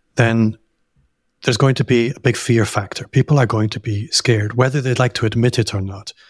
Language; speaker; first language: English; native; English